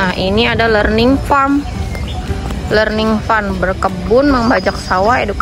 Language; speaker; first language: Indonesian; native; Indonesian